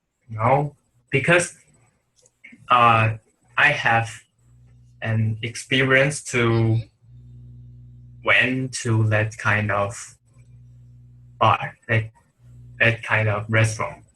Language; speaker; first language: English; non-native, learner; Chinese